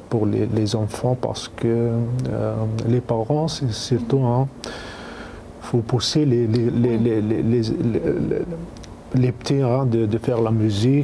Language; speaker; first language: French; non-native, learner; Arabic